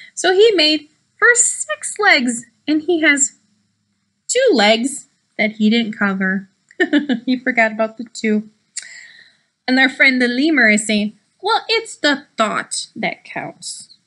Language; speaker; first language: English; early bilingual, other home language; Spanish